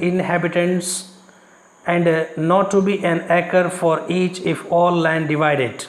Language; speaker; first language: English; non-native, local second language; Kannada